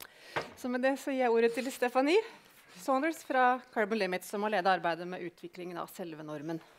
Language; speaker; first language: Norwegian; native; Norwegian